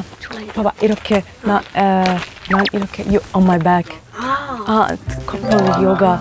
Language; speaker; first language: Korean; non-native, fluent; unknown